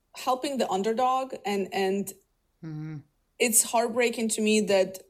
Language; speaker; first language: English; early bilingual, other home language; Russian